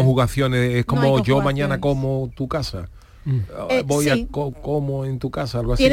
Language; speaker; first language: Spanish; native; Spanish